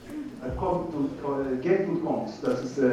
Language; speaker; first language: German; non-native, learner; Turkish